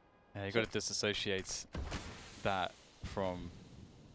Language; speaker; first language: English; native; English